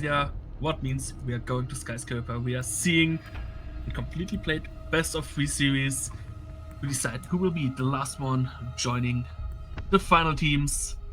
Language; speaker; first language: English; non-native, fluent; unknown